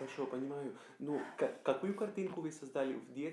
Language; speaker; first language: Russian; non-native, fluent; Greek